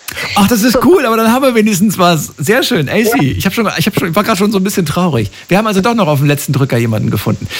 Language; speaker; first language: German; native; German